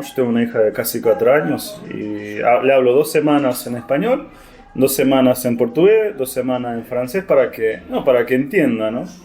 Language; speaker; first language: Spanish; non-native, fluent; Portuguese